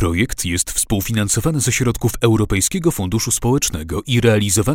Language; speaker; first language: Polish; native; Polish